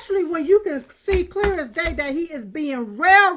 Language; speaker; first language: English; native; English